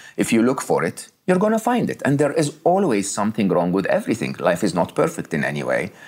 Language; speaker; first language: English; non-native, fluent; Arabic